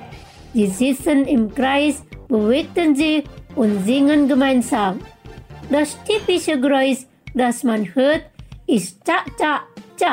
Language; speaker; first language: German; non-native, fluent; Indonesian